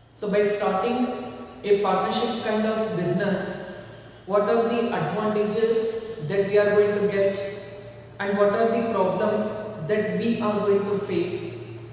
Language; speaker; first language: English; non-native, local second language; Kannada